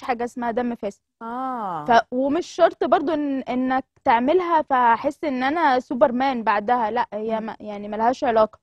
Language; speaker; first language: Arabic; native; Arabic